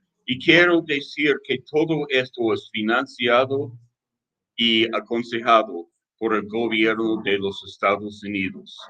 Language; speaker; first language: Spanish; non-native, learner; English